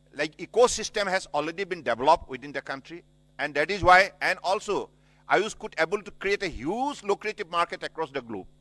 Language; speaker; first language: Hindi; non-native, local second language; Assamese